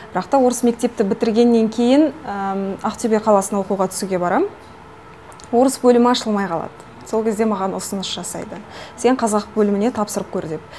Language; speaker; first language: Kazakh; non-native, local second language; Russian